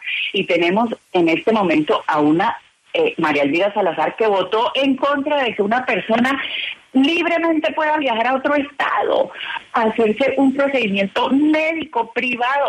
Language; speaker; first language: Spanish; native; Spanish